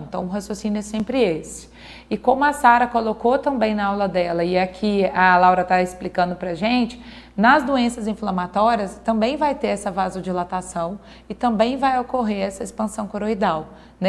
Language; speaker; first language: Portuguese; native; Portuguese